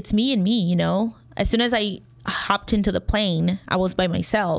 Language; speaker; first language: English; non-native, fluent; Portuguese